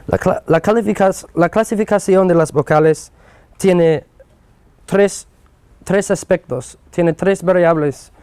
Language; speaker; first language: Spanish; non-native, fluent; English